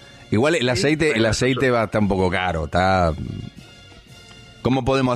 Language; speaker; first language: Spanish; native; Spanish